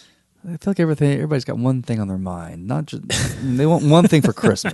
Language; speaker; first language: English; native; English